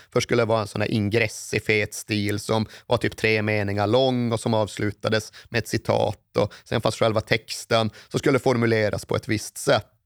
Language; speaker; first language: Swedish; native; Swedish